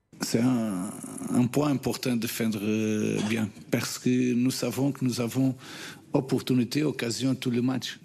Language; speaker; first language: French; non-native, fluent; Portuguese